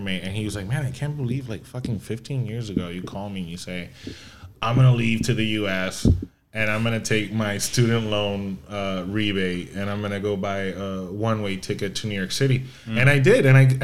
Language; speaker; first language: English; non-native, fluent; Spanish